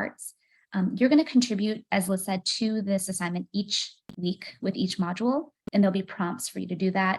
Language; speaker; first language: English; native; English